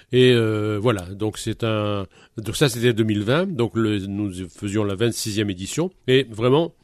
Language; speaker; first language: French; native; French